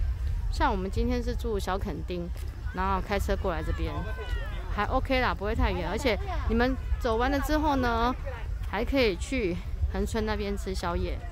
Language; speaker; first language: Chinese; native; Chinese